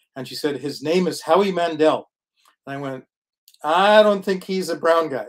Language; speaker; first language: English; native; English